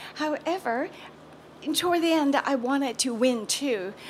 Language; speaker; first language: English; non-native, fluent; Japanese